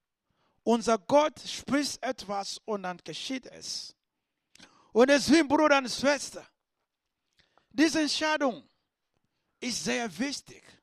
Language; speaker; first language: German; non-native, learner; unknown